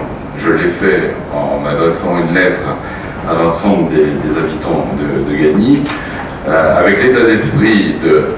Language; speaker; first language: French; native; French